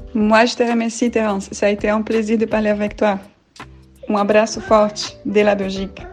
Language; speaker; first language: French; non-native, learner; Portuguese